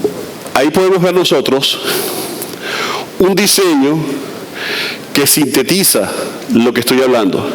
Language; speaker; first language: Spanish; native; Spanish